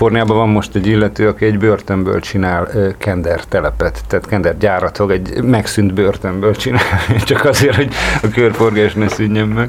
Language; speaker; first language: Hungarian; native; Hungarian